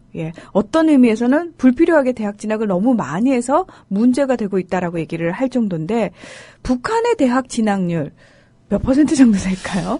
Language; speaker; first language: Korean; native; Korean